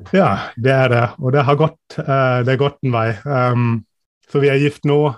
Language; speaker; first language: Norwegian; non-native, fluent; German